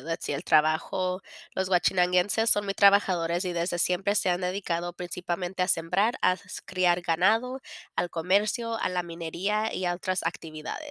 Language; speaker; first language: Spanish; early bilingual, heritage; Spanish